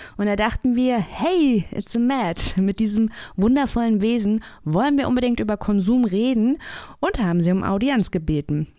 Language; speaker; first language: German; native; German